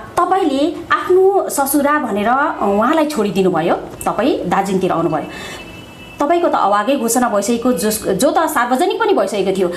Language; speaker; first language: Nepali; native; Nepali